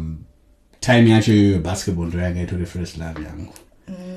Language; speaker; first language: English; non-native, local second language; Shona